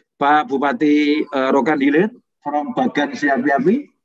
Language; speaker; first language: English; non-native, fluent; Indonesian